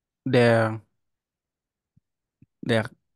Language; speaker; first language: German; non-native, learner; Portuguese